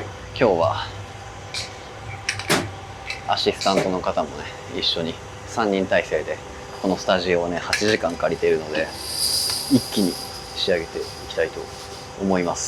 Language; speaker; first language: Japanese; native; Japanese